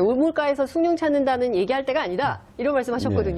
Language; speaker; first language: Korean; native; Korean